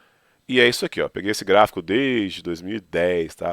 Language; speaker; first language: Portuguese; native; Portuguese